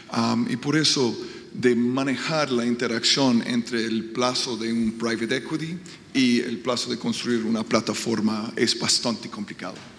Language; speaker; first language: Spanish; non-native, fluent; English